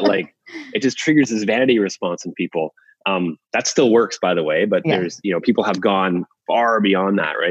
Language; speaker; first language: English; native; English